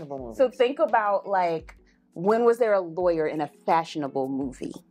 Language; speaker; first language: English; native; English